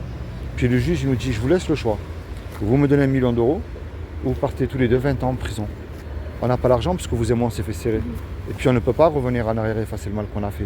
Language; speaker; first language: French; native; French